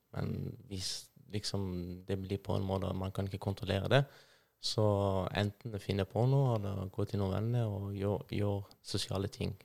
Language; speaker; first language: Norwegian; non-native, fluent; Persian